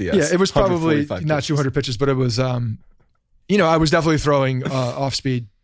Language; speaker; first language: English; native; English